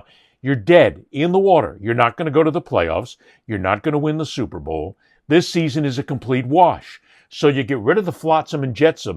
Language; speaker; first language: English; native; English